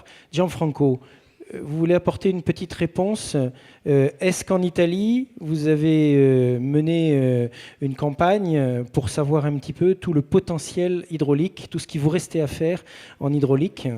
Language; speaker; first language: French; native; French